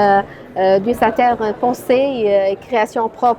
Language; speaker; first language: French; non-native, local second language; Arabic